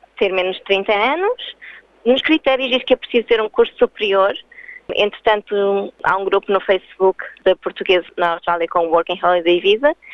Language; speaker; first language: Portuguese; native; Portuguese